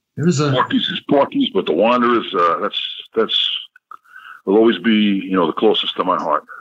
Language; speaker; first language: English; native; English